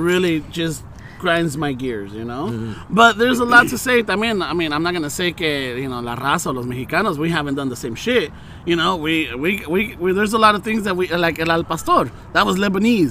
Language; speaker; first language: English; early bilingual, other home language; Spanish